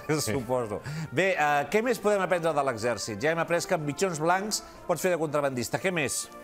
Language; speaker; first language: Catalan; native; Catalan